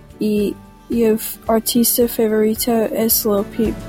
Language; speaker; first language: Spanish; non-native, learner; English